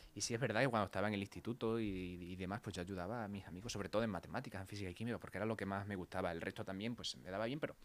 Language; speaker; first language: Spanish; native; Spanish